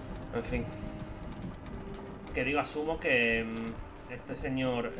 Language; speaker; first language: Spanish; native; Spanish